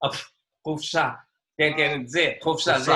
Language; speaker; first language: Hebrew; non-native, fluent; Indonesian